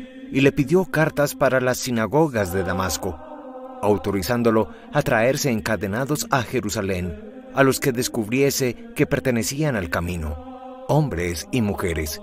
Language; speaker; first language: Spanish; native; Spanish